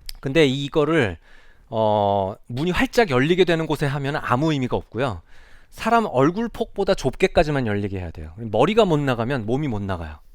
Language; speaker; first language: Korean; native; Korean